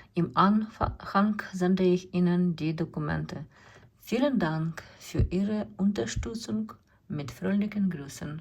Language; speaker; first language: German; non-native, learner; Ukrainian